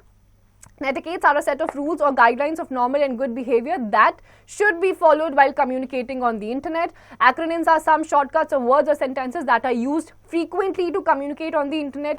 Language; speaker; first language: English; non-native, local second language; Hindi